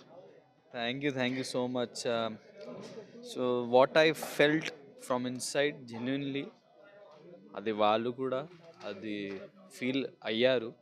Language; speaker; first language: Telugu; non-native, local second language; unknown